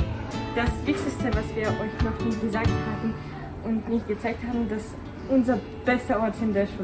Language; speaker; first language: German; non-native, learner; Russian